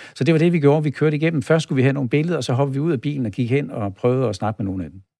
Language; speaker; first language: Danish; native; Danish